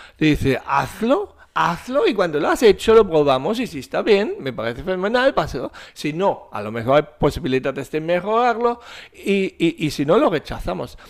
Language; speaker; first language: Spanish; non-native, fluent; German